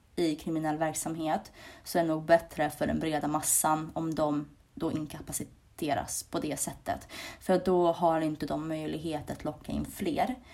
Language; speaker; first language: Swedish; early bilingual, other home language; Hungarian